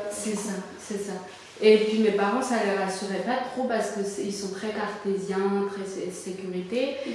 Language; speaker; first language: French; early bilingual, other home language; Amharic